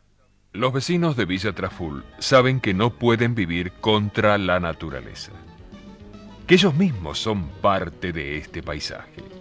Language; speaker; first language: Spanish; native; Spanish